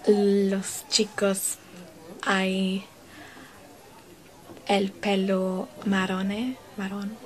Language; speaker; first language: Spanish; non-native, learner; English